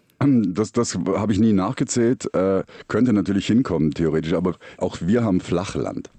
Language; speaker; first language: German; native; German